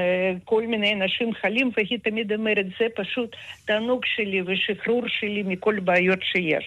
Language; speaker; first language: Hebrew; non-native, fluent; Russian